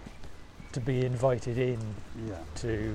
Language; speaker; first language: English; native; English